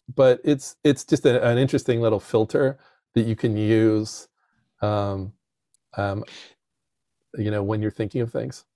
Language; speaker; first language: English; native; English